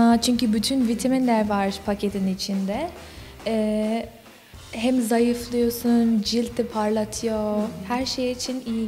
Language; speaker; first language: Turkish; non-native, fluent; English